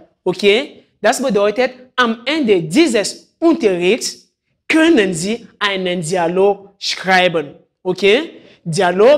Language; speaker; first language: German; non-native, fluent; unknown